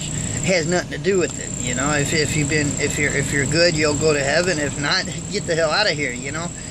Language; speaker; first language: English; native; English